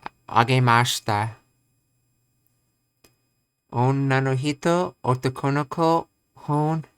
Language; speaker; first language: Japanese; non-native, learner; English